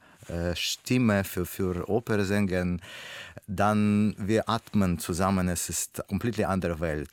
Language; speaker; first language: German; non-native, learner; Russian